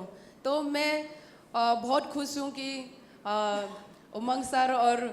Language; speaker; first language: Hindi; non-native, local second language; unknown